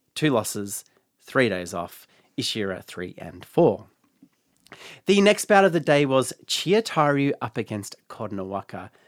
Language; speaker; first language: English; native; English